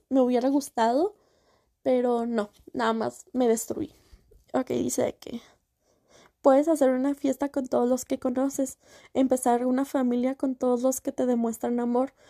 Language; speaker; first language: Spanish; early bilingual, heritage; Spanish